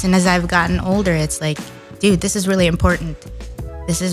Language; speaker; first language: English; native; English